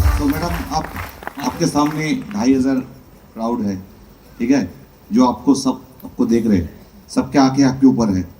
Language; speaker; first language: Hindi; non-native, local second language; Bangla